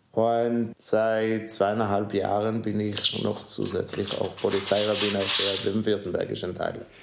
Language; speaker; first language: German; non-native, fluent; Hebrew